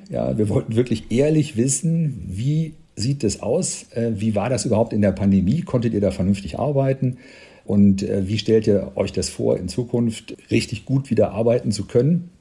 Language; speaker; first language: German; native; German